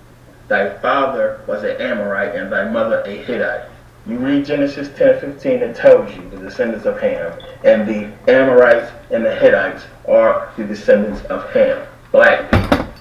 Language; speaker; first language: English; native; English